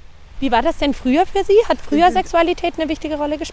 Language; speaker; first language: German; native; German